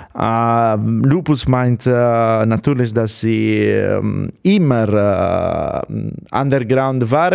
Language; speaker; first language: German; non-native, fluent; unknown